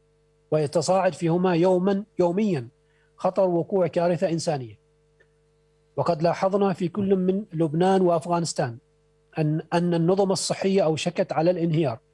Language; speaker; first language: Arabic; native; Arabic